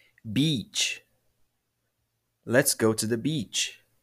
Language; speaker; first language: English; non-native, fluent; Portuguese